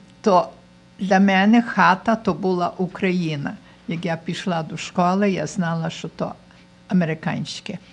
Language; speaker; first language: Ukrainian; early bilingual, heritage; Ukrainian